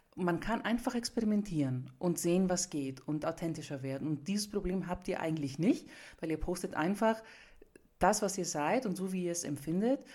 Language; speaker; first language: German; early bilingual, other home language; Greek